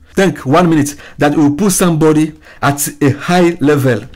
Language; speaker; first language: English; non-native, fluent; Ewe